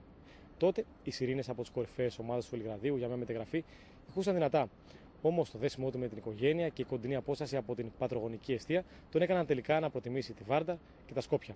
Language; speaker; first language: Greek; native; Greek